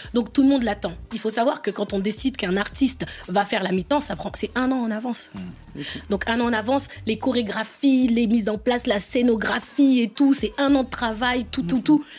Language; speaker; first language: French; native; French